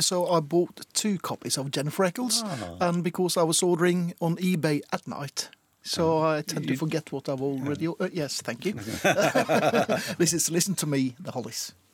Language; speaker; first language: English; non-native, fluent; Norwegian